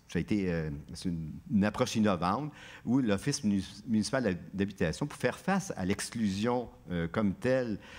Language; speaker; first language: French; native; French